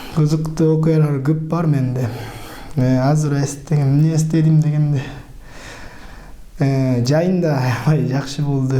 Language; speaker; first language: Kyrgyz; non-native, learner; Japanese